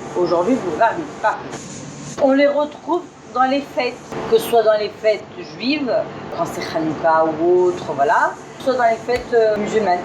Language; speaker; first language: French; native; French